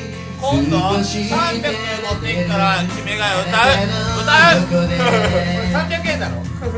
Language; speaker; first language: Japanese; native; Japanese